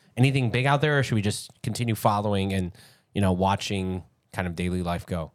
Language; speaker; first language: English; native; English